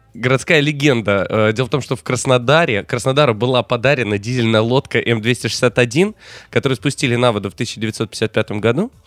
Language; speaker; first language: Russian; native; Russian